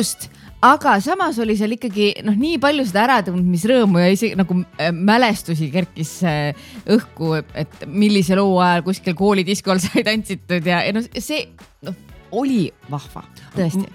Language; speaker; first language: Estonian; native; Estonian